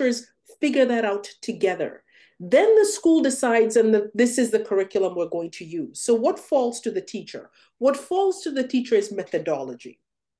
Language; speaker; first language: English; non-native, local second language; Ganda